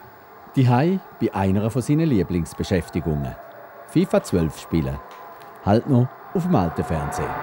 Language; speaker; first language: German; native; German